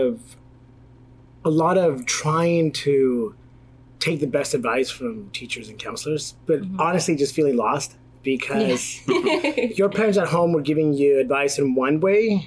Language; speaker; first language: English; native; English